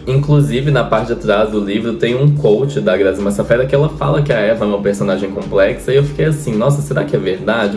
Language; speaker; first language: Portuguese; native; Portuguese